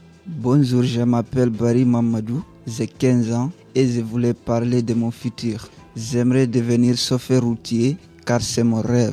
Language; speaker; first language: French; non-native, learner; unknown